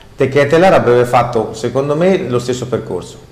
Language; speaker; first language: Italian; native; Italian